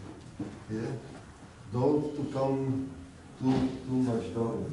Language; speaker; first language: English; non-native, learner; Czech